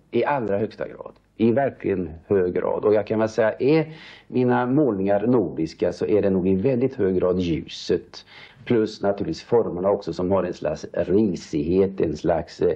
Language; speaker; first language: Swedish; native; Swedish